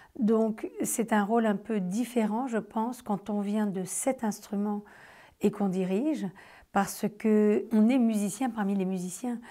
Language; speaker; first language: French; native; French